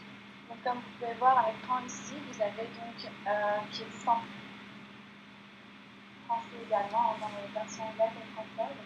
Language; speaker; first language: French; native; French